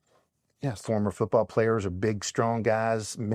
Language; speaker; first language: English; native; English